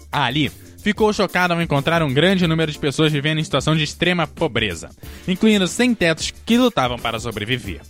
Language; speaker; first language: Portuguese; native; Portuguese